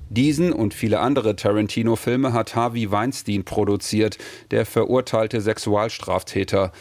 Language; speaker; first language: German; native; German